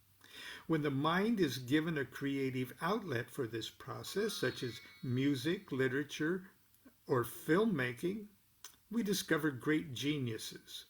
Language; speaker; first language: English; native; English